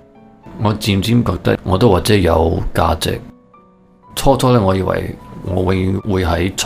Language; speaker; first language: Cantonese; early bilingual, heritage; Cantonese